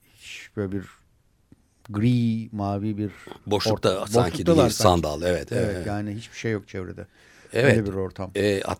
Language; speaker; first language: Turkish; native; Turkish